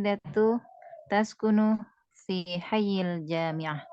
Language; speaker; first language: Arabic; non-native, learner; Indonesian